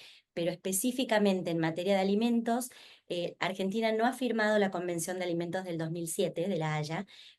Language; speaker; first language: Spanish; native; Spanish